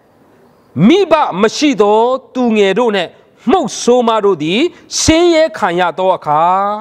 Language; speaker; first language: Burmese; non-native, local second language; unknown